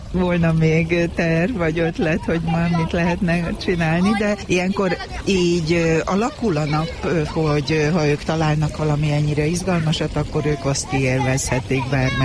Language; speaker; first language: Hungarian; native; Hungarian